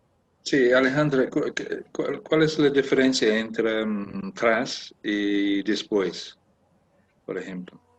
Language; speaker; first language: Spanish; non-native, learner; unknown